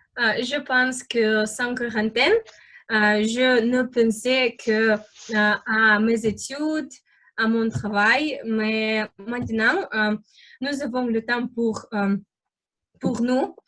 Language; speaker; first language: French; non-native, learner; Russian